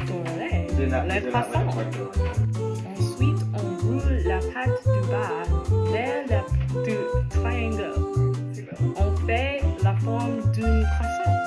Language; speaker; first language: French; non-native, learner; English